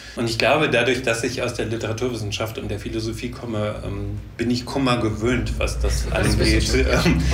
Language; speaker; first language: German; native; German